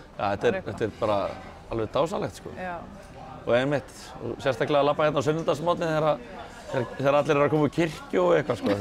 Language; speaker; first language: Icelandic; native; Icelandic